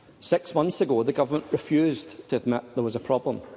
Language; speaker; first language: English; native; English